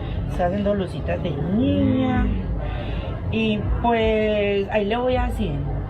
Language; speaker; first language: Spanish; native; Spanish